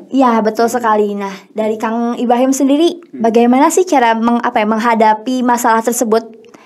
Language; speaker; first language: Indonesian; native; Indonesian